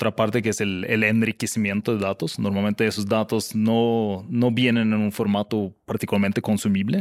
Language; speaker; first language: Spanish; non-native, fluent; Swedish